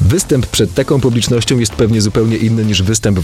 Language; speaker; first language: Polish; native; Polish